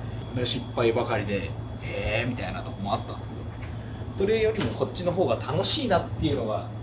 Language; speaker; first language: Japanese; native; Japanese